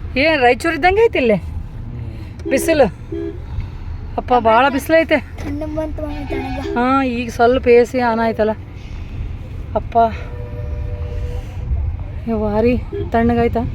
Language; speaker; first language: Kannada; native; Kannada